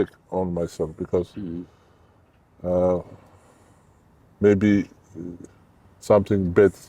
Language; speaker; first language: English; non-native, learner; Georgian